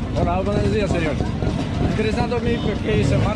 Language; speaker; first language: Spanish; non-native, learner; Ukrainian